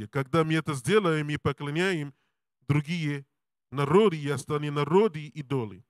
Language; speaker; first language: Russian; non-native, learner; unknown